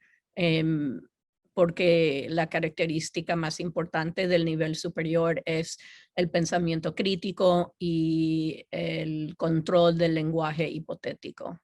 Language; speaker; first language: Spanish; non-native, fluent; English